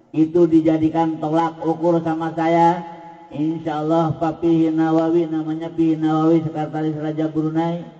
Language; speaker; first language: Indonesian; non-native, local second language; Sundanese